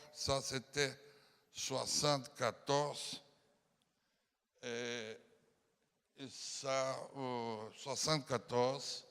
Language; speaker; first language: French; non-native, fluent; Portuguese